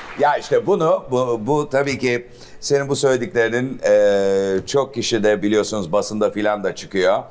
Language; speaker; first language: Turkish; native; Turkish